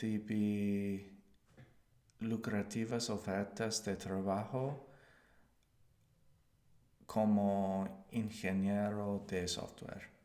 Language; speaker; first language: Spanish; non-native, learner; English